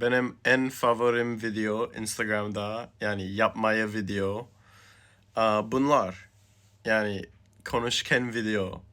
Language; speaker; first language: Turkish; early bilingual, heritage; Turkish